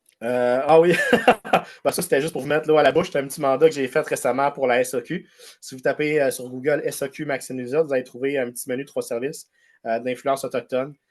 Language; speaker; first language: French; native; French